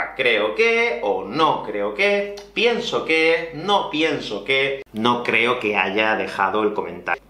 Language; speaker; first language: Spanish; native; Spanish